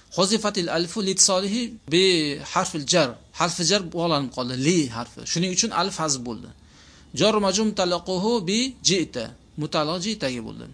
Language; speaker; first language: Arabic; non-native, fluent; Uzbek